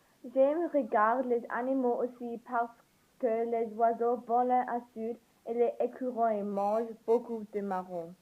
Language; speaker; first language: French; non-native, learner; English